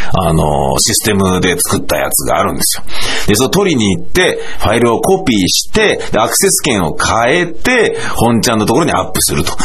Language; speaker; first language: Japanese; native; Japanese